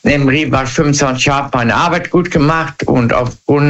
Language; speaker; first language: German; native; German